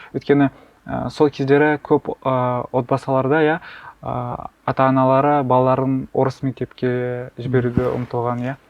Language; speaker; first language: Kazakh; native; Kazakh